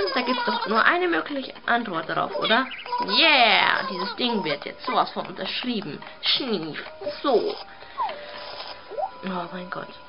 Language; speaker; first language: German; native; German